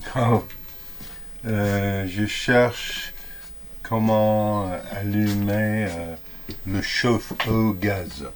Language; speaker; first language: French; non-native, fluent; English